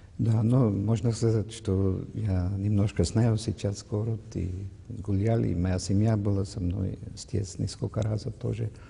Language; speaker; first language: Russian; non-native, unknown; German